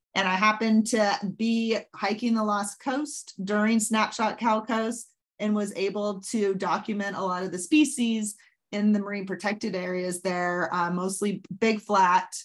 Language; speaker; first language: English; native; English